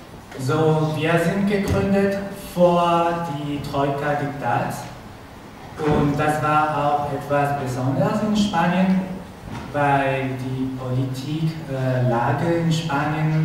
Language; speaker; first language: German; non-native, learner; Spanish